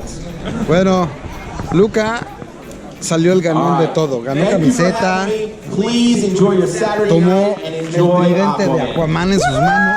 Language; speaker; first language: Spanish; native; Spanish